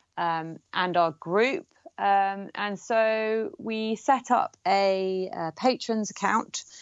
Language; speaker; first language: English; native; English